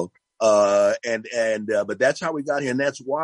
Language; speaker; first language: English; native; English